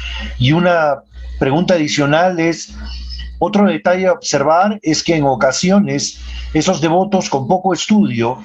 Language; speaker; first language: Spanish; native; Spanish